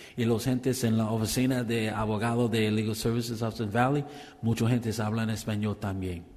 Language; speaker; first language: Spanish; non-native, learner; English